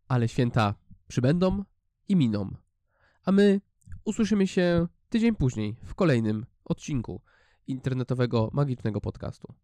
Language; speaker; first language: Polish; native; Polish